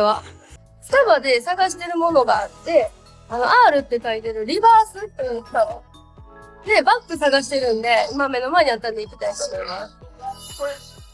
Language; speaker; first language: Japanese; native; Japanese